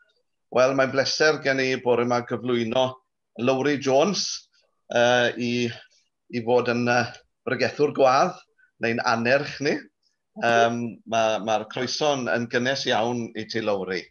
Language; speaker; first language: Welsh; native; Welsh